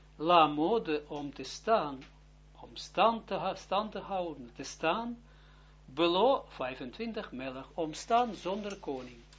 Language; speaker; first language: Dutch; non-native, fluent; Hebrew